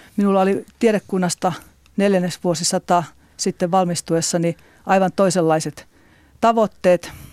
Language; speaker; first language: Finnish; native; Finnish